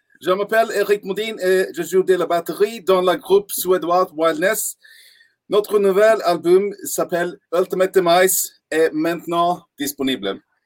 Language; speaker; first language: French; non-native, learner; Swedish